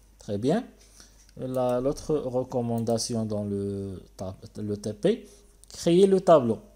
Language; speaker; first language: French; non-native, local second language; Arabic